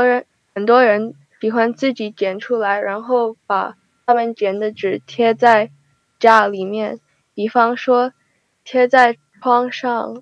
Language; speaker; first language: Chinese; early bilingual, heritage; Chinese